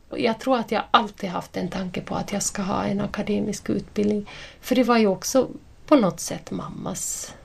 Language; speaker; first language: Swedish; native; Swedish